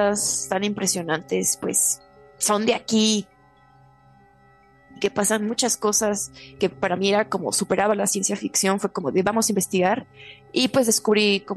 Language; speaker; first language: Spanish; native; Spanish